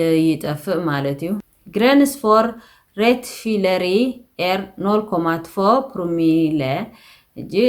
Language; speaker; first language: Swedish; non-native, fluent; Tigrinya